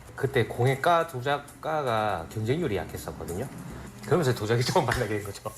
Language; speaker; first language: Korean; native; Korean